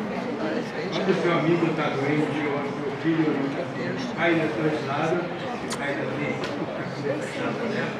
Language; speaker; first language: Portuguese; non-native, fluent; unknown